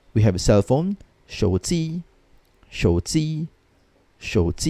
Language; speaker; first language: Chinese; non-native, fluent; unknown